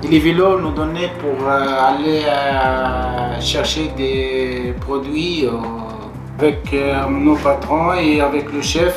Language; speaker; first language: French; non-native, local second language; Arabic